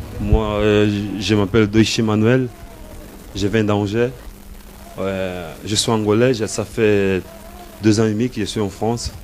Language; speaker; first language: French; non-native, learner; Portuguese